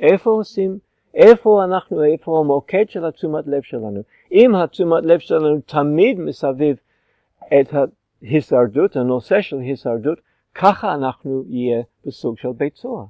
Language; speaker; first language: Hebrew; non-native, fluent; English